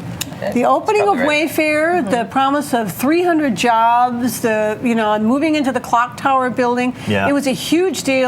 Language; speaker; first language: English; native; English